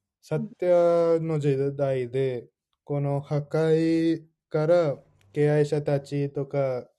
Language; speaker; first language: Japanese; non-native, fluent; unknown